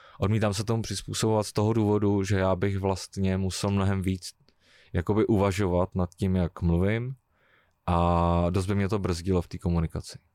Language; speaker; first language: Czech; native; Czech